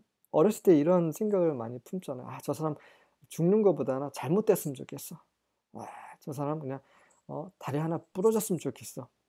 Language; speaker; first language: Korean; native; Korean